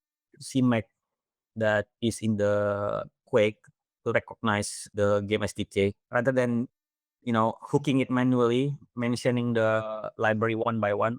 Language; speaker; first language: English; non-native, fluent; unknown